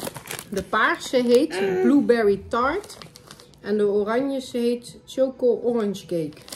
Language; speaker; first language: Dutch; native; Dutch